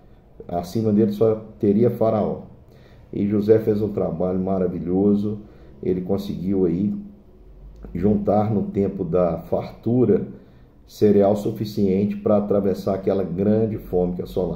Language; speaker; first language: Portuguese; native; Portuguese